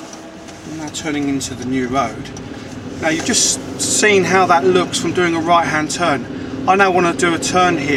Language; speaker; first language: English; native; English